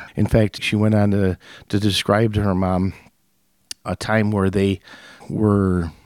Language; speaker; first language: English; native; English